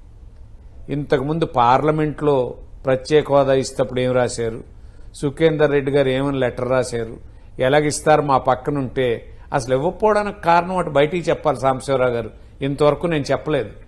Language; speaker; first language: Telugu; native; Telugu